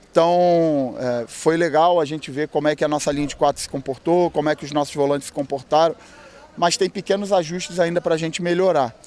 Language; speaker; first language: Portuguese; native; Portuguese